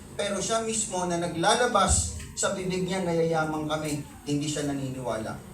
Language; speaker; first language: Filipino; non-native, local second language; Cebuano